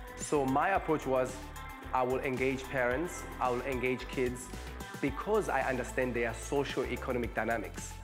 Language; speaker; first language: English; non-native, local second language; Zulu